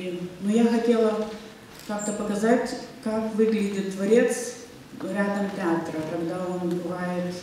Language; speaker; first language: Russian; non-native, fluent; Lithuanian